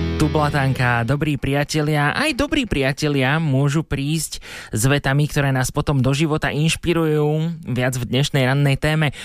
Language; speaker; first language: Slovak; native; Slovak